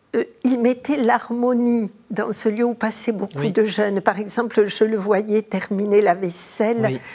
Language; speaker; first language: French; native; French